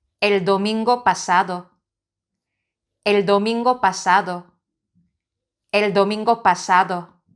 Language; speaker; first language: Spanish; non-native, fluent; Korean